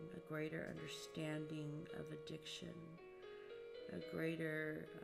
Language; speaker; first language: English; early bilingual, other home language; Portuguese